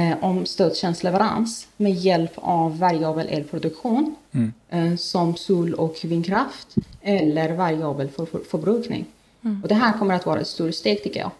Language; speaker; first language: Swedish; non-native, fluent; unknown